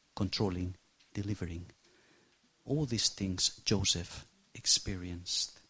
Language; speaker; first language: English; non-native, fluent; Spanish